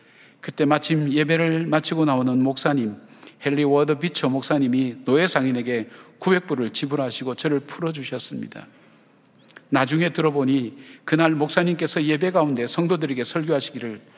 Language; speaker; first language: Korean; native; Korean